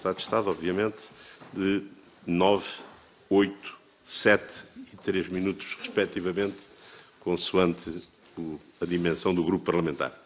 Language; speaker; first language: Portuguese; native; Portuguese